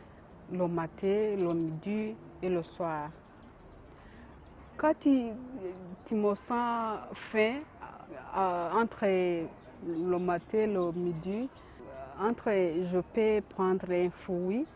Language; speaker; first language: French; non-native, local second language; Kinyarwanda